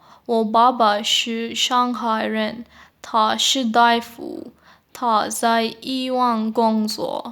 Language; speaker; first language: Chinese; non-native, fluent; Urdu